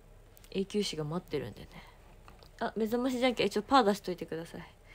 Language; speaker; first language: Japanese; native; Japanese